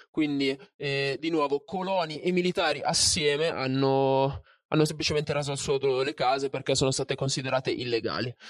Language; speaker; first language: Italian; native; Italian